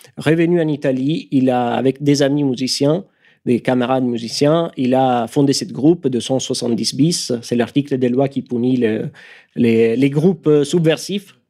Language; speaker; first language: French; non-native, fluent; Italian